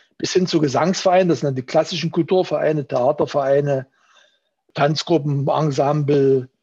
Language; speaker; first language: German; non-native, local second language; Upper Sorbian